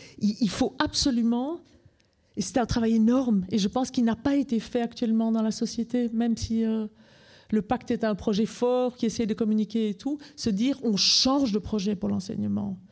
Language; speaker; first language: French; native; French